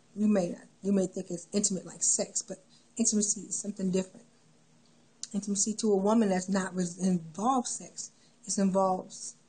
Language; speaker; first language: English; native; English